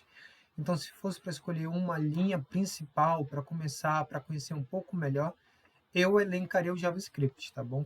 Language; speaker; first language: Portuguese; native; Portuguese